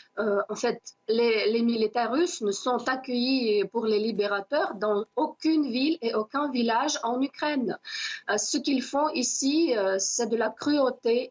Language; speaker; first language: French; non-native, fluent; Ukrainian